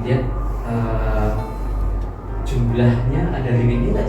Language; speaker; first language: Indonesian; non-native, local second language; Javanese